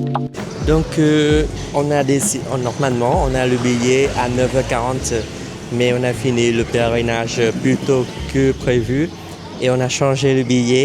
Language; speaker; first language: French; non-native, fluent; Vietnamese